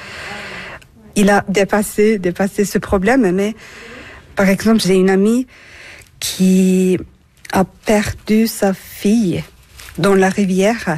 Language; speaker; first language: French; non-native, fluent; Turkish